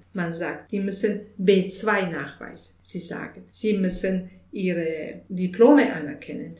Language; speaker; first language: German; non-native, fluent; Bosnian